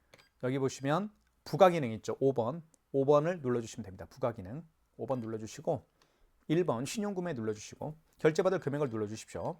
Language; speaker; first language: Korean; native; Korean